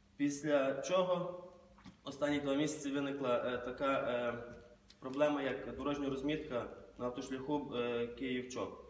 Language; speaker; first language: Ukrainian; native; Ukrainian